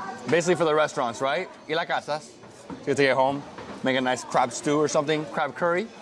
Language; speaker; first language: English; early bilingual, other home language; Spanish